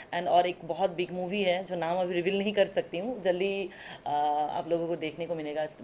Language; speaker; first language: Hindi; non-native, local second language; Assamese